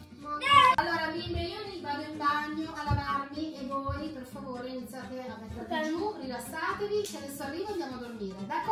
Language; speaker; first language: Italian; native; Italian